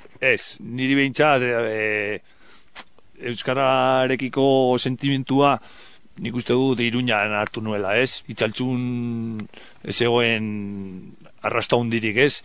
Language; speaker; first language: Basque; non-native, local second language; Spanish